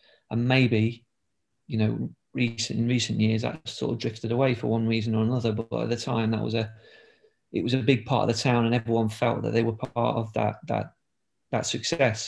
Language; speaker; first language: English; native; English